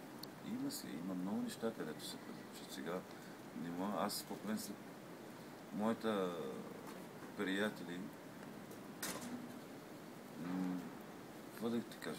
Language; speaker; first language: Bulgarian; non-native, learner; Arabic